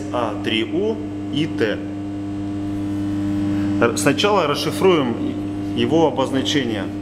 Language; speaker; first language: Russian; native; Russian